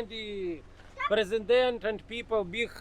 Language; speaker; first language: English; non-native, learner; Russian